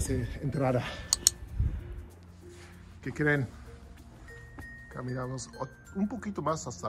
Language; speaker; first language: Spanish; non-native, learner; German